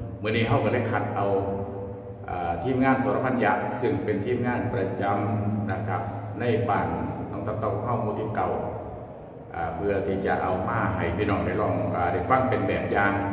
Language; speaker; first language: Thai; non-native, local second language; Northeastern Thai